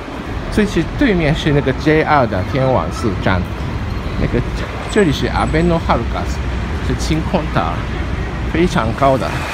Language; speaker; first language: Chinese; non-native, fluent; Japanese